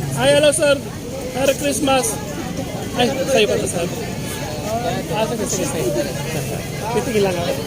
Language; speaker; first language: Filipino; non-native, local second language; Iloko